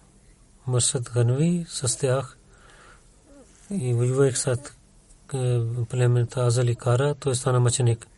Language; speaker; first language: Bulgarian; non-native, learner; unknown